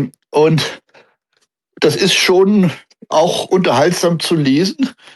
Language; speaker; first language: German; native; German